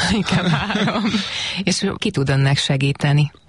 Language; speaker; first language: Hungarian; native; Hungarian